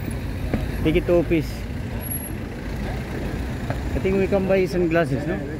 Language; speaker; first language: English; non-native, local second language; Filipino